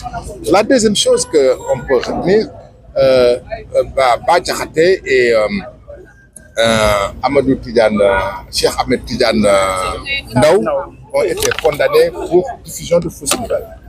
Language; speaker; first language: French; non-native, local second language; Wolof